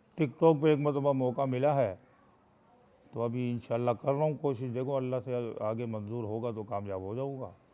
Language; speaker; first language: Urdu; native; Urdu